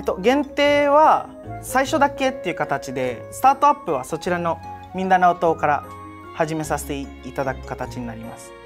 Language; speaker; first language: Japanese; early bilingual, other home language; Cebuano